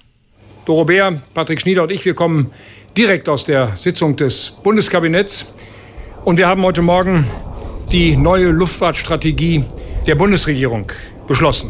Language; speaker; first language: German; native; German